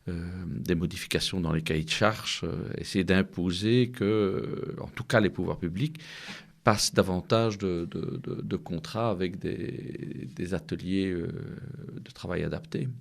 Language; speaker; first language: French; native; French